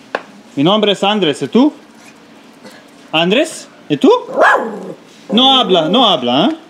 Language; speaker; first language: Spanish; non-native, learner; Serbian